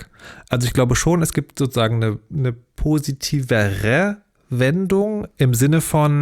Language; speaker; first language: German; native; German